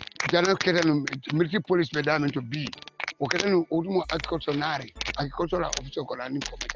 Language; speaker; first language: English; non-native, local second language; Mandingo